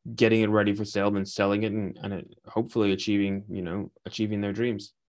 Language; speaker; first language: English; native; English